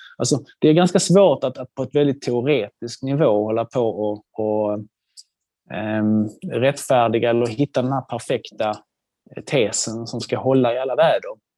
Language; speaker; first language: Swedish; native; Swedish